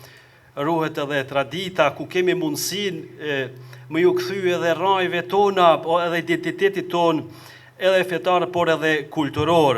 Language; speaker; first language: Albanian; native; Albanian